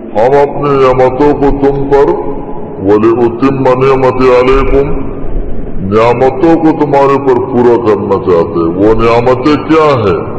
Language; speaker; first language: Urdu; non-native, local second language; Pashto